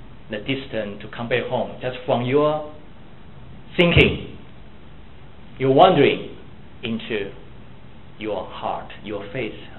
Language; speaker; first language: English; non-native, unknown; Chinese